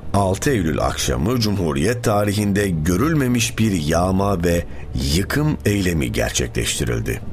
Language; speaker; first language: Turkish; native; Turkish